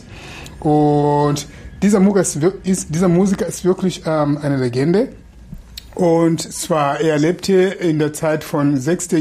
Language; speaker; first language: German; non-native, fluent; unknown